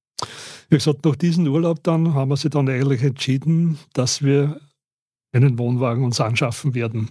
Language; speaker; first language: German; native; German